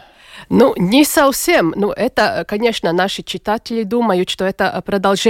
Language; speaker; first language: Russian; non-native, local second language; Latvian